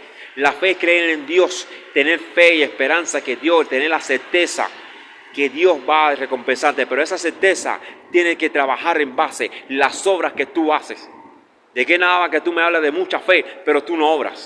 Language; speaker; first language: Spanish; native; Spanish